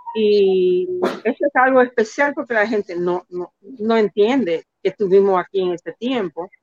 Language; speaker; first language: Spanish; early bilingual, heritage; Spanish